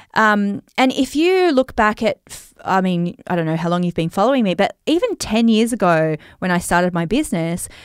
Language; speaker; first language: English; native; English